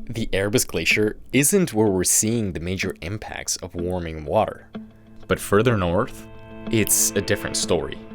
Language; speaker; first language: English; native; English